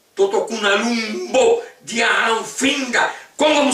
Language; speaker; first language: French; non-native, local second language; Kongo